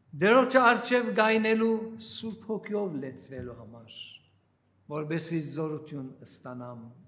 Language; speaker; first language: Armenian; early bilingual, heritage; Armenian